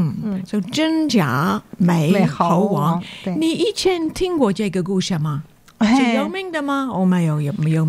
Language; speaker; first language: Chinese; non-native, learner; English